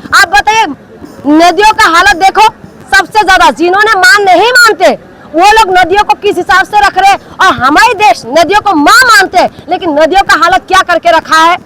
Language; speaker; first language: Hindi; non-native, local second language; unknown